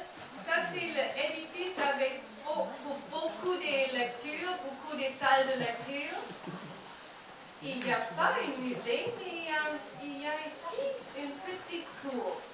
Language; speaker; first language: French; non-native, learner; English